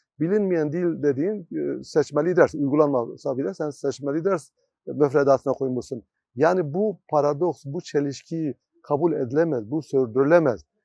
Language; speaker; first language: Turkish; non-native, local second language; Kurdish